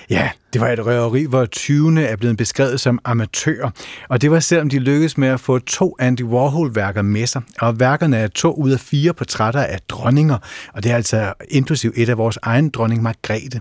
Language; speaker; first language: Danish; native; Danish